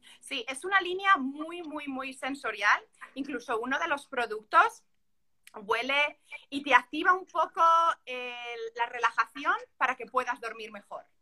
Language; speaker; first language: Spanish; native; Spanish